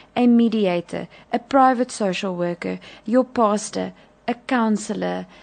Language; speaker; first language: English; non-native, local second language; Afrikaans